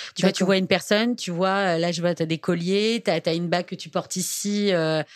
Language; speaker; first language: French; native; French